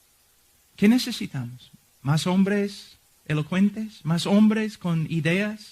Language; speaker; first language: Spanish; non-native, fluent; English